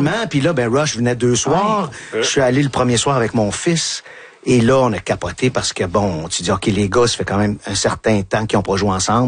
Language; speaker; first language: French; native; French